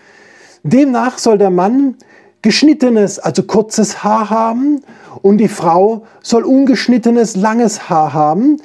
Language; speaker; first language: German; native; German